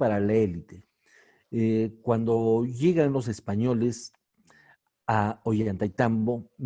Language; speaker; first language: Spanish; native; Spanish